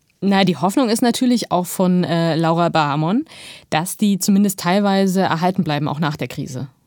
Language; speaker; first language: German; native; German